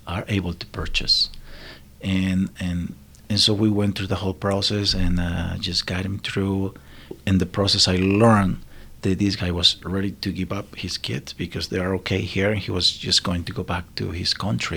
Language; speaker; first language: English; non-native, learner; Spanish